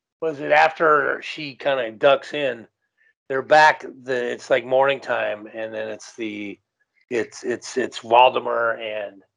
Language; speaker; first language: English; native; English